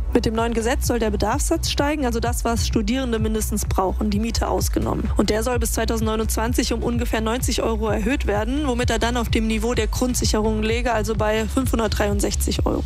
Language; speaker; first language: German; native; German